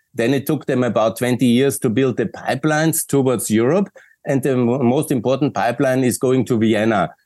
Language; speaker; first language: English; non-native, fluent; German